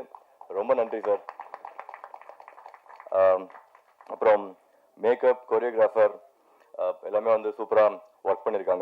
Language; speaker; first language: Tamil; native; Tamil